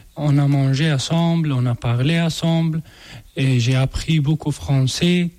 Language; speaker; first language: French; non-native, learner; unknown